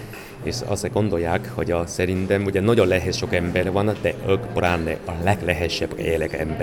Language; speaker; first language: Hungarian; non-native, learner; Chinese